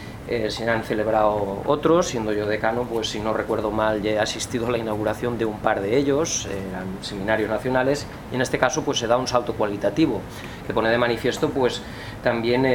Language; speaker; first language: Spanish; native; Spanish